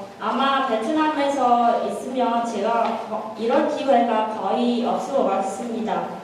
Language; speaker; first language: Korean; non-native, learner; Vietnamese